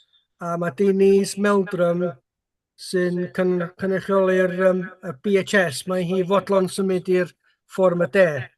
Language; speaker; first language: Welsh; native; Welsh